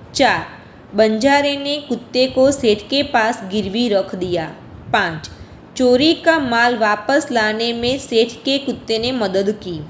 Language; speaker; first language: Hindi; non-native, local second language; Gujarati